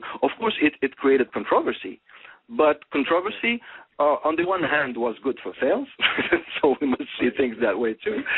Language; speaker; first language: English; non-native, fluent; Arabic